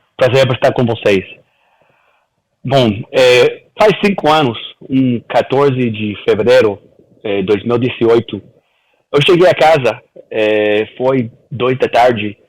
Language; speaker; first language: Portuguese; early bilingual, heritage; Portuguese